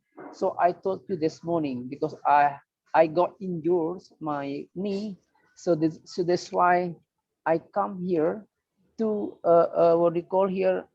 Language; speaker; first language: English; non-native, fluent; Indonesian